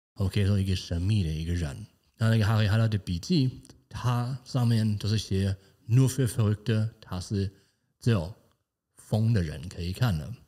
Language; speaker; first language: Chinese; non-native, fluent; German